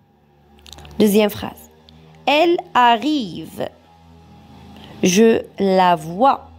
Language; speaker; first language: French; non-native, local second language; Arabic